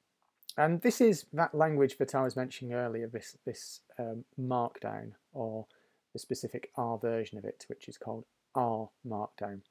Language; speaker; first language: English; native; English